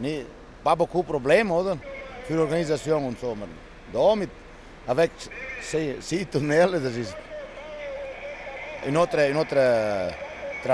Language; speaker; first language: French; non-native, learner; Italian